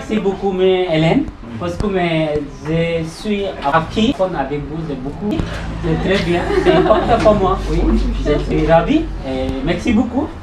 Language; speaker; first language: French; non-native, learner; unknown